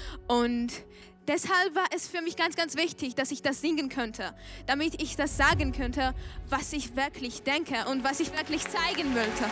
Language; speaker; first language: German; non-native, fluent; Georgian